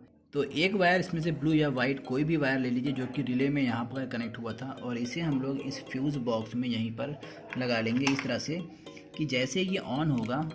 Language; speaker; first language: Hindi; native; Hindi